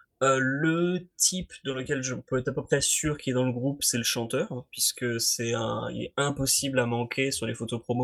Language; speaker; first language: French; native; French